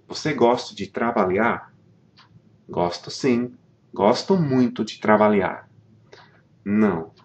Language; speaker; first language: Portuguese; non-native, fluent; English